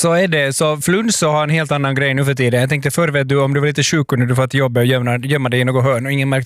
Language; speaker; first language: Swedish; native; Swedish